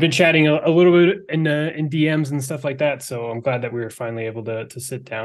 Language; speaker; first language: English; native; English